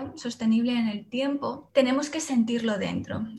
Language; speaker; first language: Spanish; native; Spanish